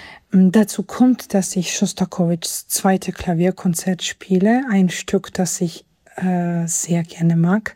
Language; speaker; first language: German; non-native, fluent; Georgian